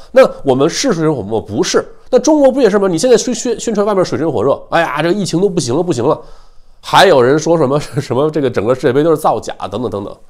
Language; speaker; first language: Chinese; native; Chinese